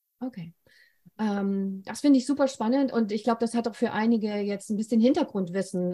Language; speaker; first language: German; native; German